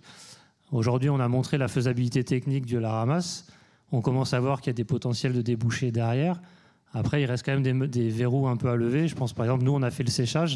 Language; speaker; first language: French; native; French